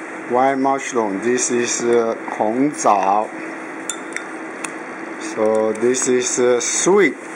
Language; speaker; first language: English; non-native, learner; Chinese